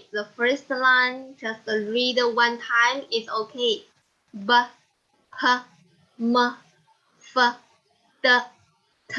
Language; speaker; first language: English; non-native, learner; Chinese